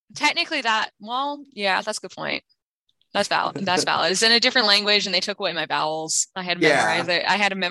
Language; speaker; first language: English; native; English